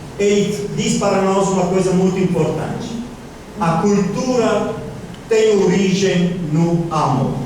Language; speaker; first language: Portuguese; non-native, fluent; Italian